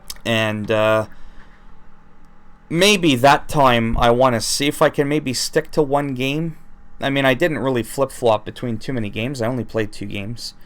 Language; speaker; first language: English; native; English